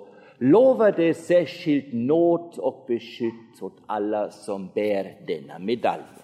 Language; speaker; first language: Swedish; non-native, fluent; German